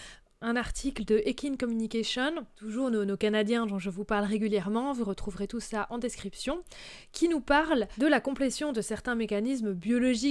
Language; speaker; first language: French; native; French